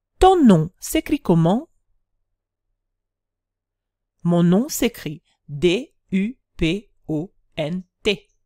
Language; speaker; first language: French; non-native, fluent; Italian